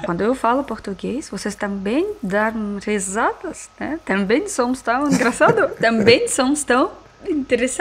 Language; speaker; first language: Portuguese; non-native, learner; Russian